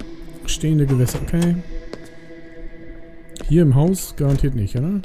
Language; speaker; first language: German; native; German